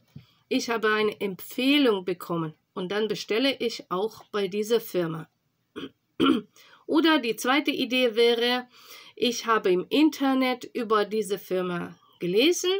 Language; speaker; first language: German; non-native, fluent; Russian